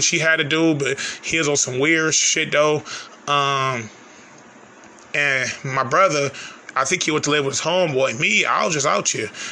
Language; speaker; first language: English; native; English